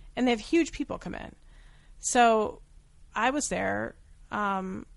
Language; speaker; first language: English; native; English